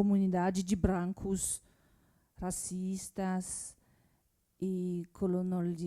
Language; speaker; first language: Portuguese; non-native, learner; French